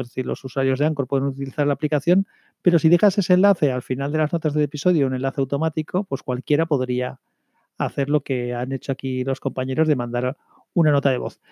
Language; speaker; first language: Spanish; native; Spanish